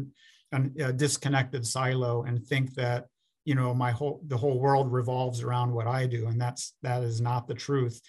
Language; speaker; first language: English; native; English